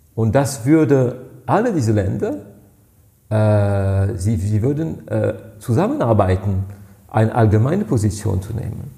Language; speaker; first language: German; non-native, fluent; French